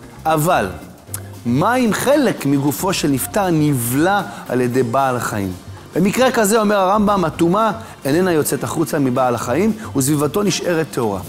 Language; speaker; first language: Hebrew; native; Hebrew